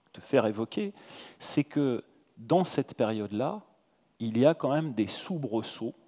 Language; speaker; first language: French; native; French